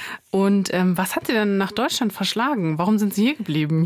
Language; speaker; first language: German; native; German